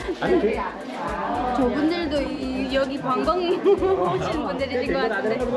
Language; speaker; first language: Korean; native; Korean